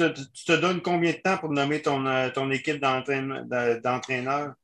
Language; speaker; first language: French; native; French